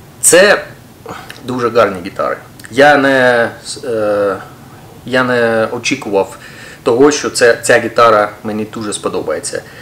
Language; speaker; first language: Ukrainian; non-native, local second language; Russian